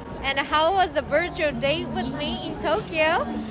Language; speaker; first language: English; non-native, fluent; Japanese